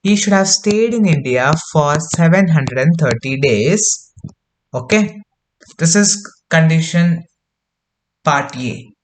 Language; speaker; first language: English; non-native, local second language; Kannada